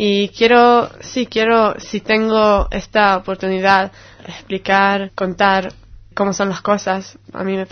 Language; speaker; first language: Spanish; non-native, fluent; Hebrew